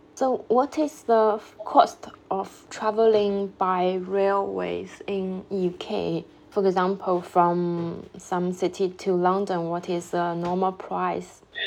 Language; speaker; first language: English; non-native, fluent; Chinese